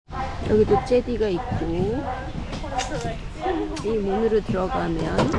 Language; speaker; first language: Korean; native; Korean